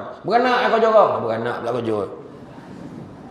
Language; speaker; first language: Malay; native; Malay